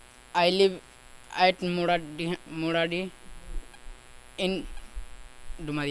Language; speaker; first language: English; non-native, learner; Hindi